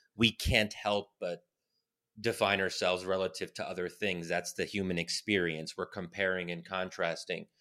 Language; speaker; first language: English; native; English